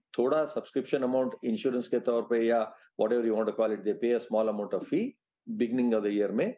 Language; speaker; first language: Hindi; non-native, local second language; Telugu